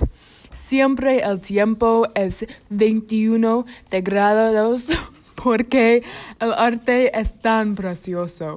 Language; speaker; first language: Spanish; non-native, learner; English